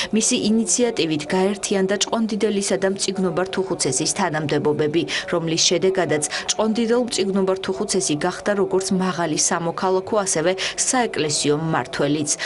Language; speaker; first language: Georgian; native; Georgian